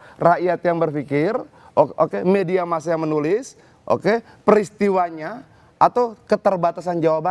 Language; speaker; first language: Indonesian; native; Indonesian